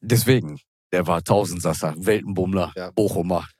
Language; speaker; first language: German; native; German